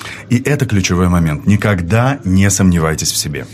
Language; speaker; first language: Russian; native; Russian